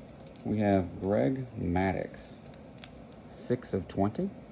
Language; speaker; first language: English; native; English